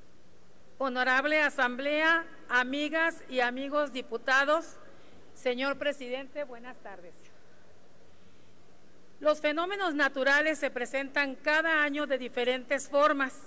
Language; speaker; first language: Spanish; native; Spanish